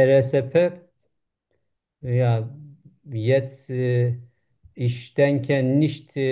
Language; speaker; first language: German; non-native, learner; Turkish